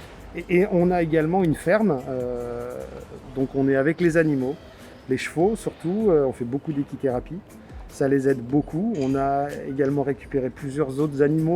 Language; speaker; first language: French; native; French